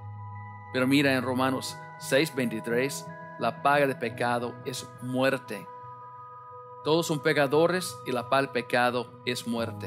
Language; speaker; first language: Spanish; non-native, learner; English